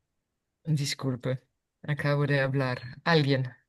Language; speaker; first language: Spanish; non-native, fluent; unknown